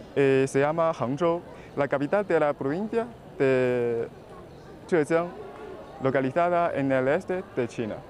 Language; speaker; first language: Spanish; non-native, fluent; Chinese